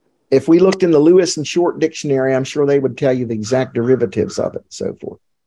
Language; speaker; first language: English; native; English